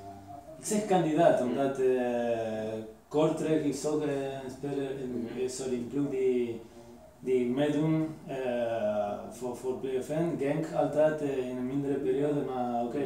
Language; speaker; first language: Dutch; non-native, fluent; Spanish